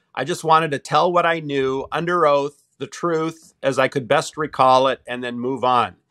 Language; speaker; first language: English; native; English